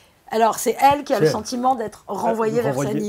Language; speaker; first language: French; native; French